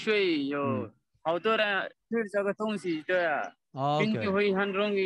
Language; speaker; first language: Chinese; non-native, learner; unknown